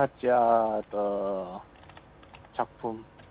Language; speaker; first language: Chinese; non-native, learner; Korean